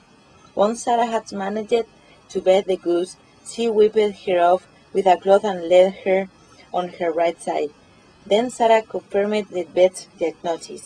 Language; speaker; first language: English; non-native, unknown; Spanish